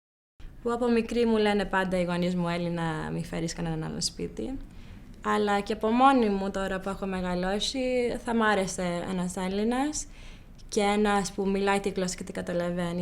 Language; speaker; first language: Greek; early bilingual, heritage; Greek